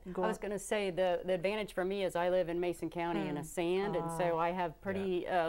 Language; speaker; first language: English; native; English